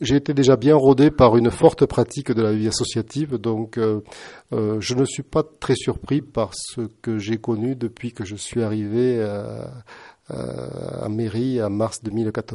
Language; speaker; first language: French; native; French